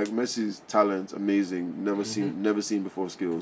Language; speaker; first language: English; non-native, local second language; Yoruba